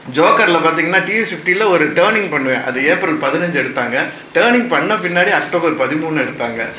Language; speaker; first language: Tamil; native; Tamil